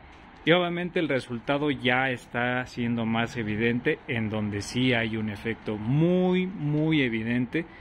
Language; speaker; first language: Spanish; native; Spanish